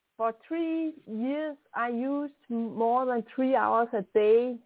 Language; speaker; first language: English; non-native, fluent; Danish